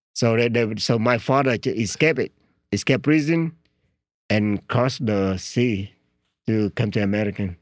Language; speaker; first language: English; non-native, learner; Vietnamese